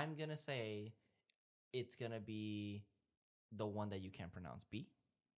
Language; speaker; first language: English; non-native, fluent; Spanish